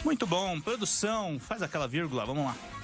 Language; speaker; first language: Portuguese; native; Portuguese